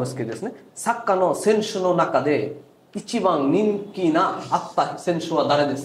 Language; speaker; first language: Japanese; non-native, fluent; Bangla